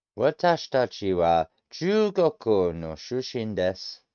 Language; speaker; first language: Japanese; non-native, learner; English